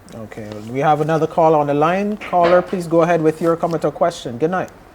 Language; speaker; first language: English; native; English